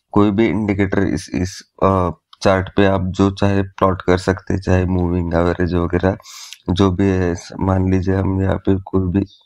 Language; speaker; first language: Hindi; native; Hindi